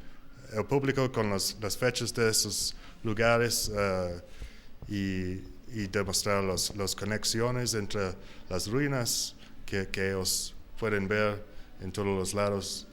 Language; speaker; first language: Spanish; non-native, learner; English